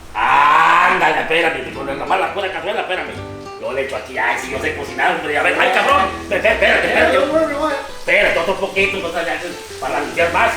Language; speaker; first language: Spanish; native; Spanish